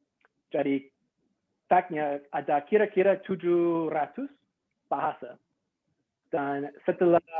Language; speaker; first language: Indonesian; non-native, fluent; English